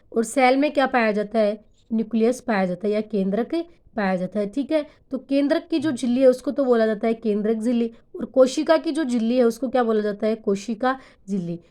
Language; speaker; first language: Hindi; native; Hindi